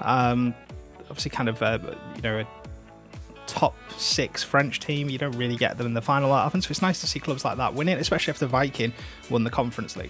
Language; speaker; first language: English; native; English